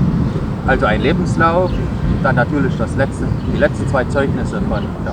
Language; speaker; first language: German; native; German